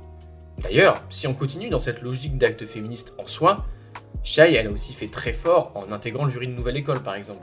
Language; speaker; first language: French; native; French